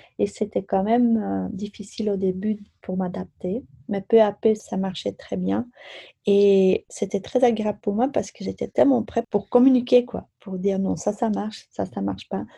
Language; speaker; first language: French; non-native, local second language; Dutch